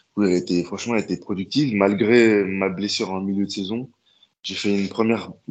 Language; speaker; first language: French; native; French